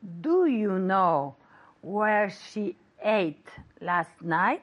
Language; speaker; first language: English; non-native, fluent; Spanish